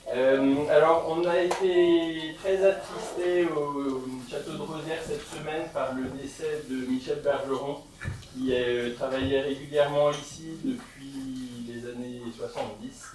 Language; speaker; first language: French; native; French